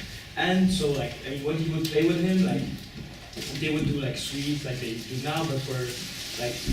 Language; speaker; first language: English; non-native, fluent; French